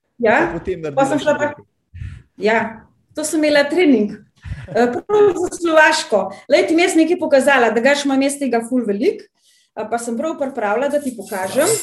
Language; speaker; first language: Slovenian; native; Slovenian